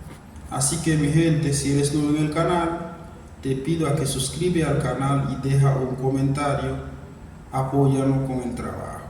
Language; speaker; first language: Spanish; non-native, fluent; Haitian Creole